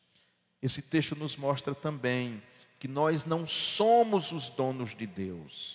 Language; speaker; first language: Portuguese; native; Portuguese